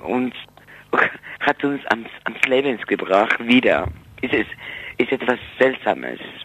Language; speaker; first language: German; non-native, fluent; Spanish